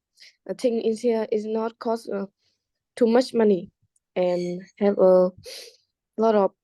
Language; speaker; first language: English; non-native, learner; Vietnamese